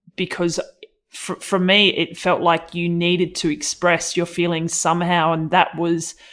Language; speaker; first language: English; native; English